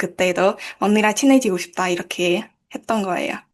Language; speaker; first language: Korean; non-native, learner; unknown